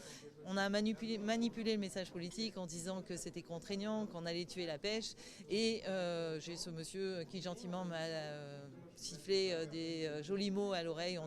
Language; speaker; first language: French; native; French